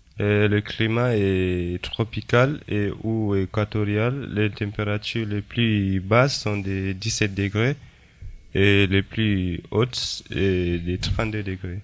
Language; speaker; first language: French; non-native, local second language; Fula